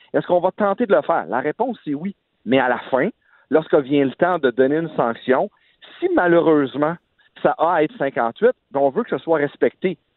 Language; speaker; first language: French; native; French